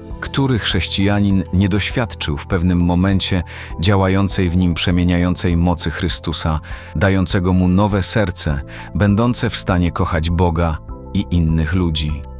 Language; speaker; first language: Polish; native; Polish